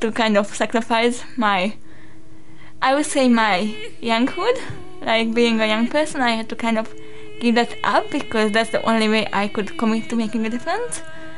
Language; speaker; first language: English; non-native, fluent; Hungarian